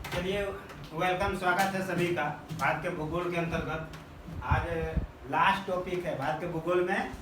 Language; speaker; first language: Hindi; native; Hindi